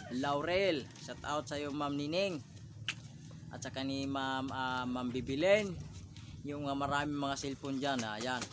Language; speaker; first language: Filipino; non-native, local second language; Cebuano